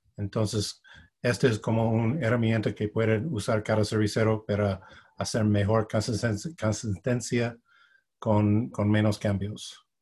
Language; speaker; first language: Spanish; non-native, fluent; English